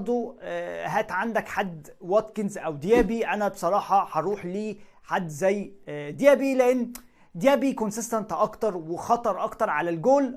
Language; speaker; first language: Arabic; native; Arabic